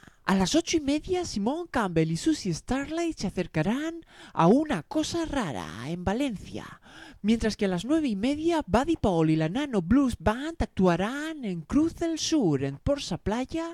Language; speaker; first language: Spanish; native; Spanish